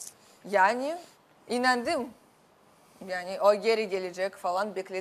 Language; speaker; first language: Turkish; non-native, learner; Russian